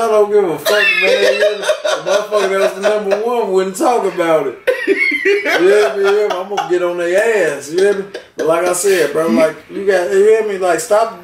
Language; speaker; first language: English; native; English